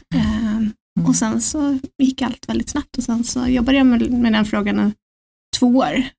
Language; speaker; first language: Swedish; native; Swedish